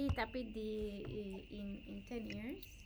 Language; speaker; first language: Indonesian; non-native, learner; English